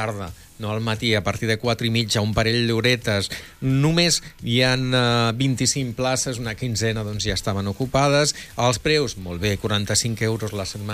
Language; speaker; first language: Catalan; native; Catalan